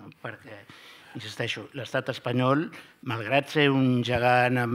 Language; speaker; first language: Catalan; native; Catalan